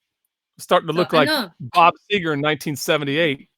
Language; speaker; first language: English; native; English